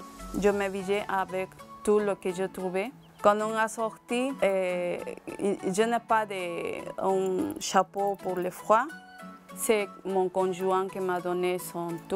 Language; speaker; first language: French; non-native, learner; Spanish